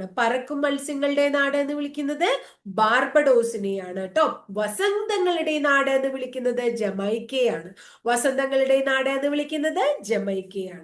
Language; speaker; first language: Malayalam; native; Malayalam